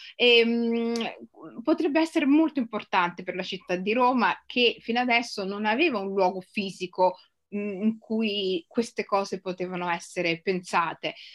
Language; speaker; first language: Italian; native; Italian